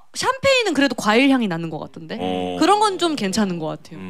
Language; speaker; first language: Korean; native; Korean